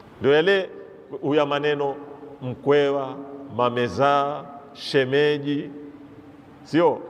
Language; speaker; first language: Swahili; native; Swahili